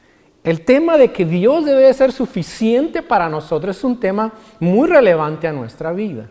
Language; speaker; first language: Spanish; native; Spanish